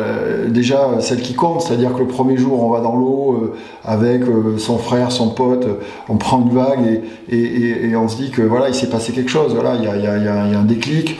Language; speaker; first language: French; native; French